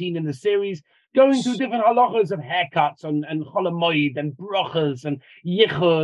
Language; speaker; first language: English; native; English